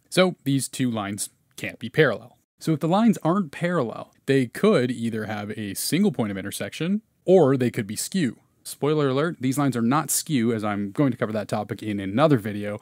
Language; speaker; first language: English; native; English